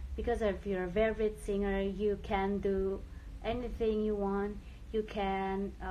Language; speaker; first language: English; non-native, learner; Indonesian